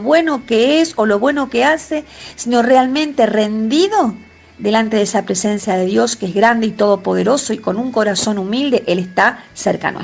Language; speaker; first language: Spanish; native; Spanish